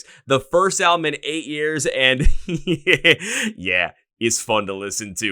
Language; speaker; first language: English; native; English